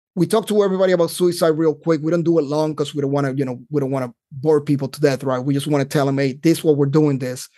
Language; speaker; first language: English; non-native, fluent; Spanish